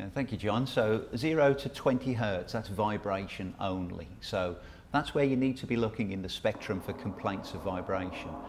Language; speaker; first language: English; native; English